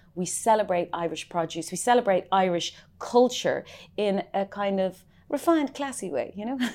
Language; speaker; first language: English; native; English